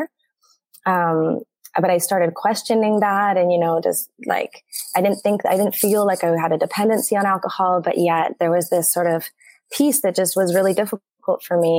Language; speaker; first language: English; native; English